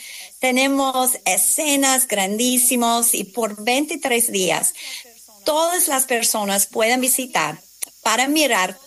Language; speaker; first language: Spanish; non-native, fluent; English